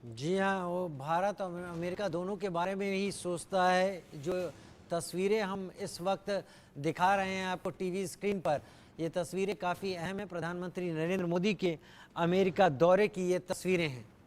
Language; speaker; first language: Hindi; native; Hindi